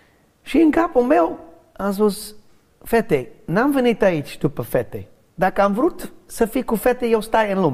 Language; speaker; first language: Romanian; non-native, learner; English